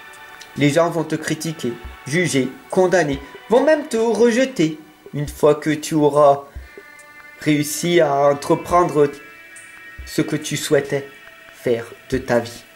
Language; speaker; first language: French; native; French